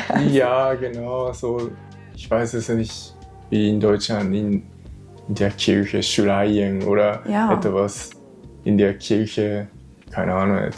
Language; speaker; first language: German; non-native, learner; Japanese